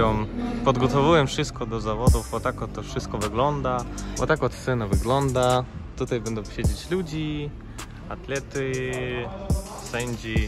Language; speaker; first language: Polish; non-native, learner; Ukrainian